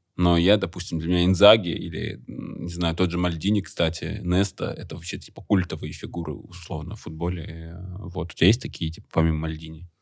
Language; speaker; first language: Russian; native; Russian